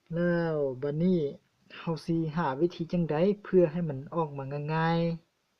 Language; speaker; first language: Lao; non-native, local second language; Hmong